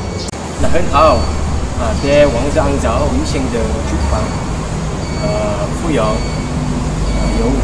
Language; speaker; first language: Chinese; non-native, learner; Malay